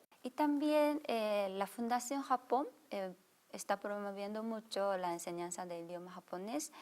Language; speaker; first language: Spanish; non-native, fluent; Japanese